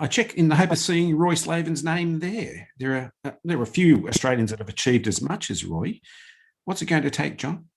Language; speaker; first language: English; native; English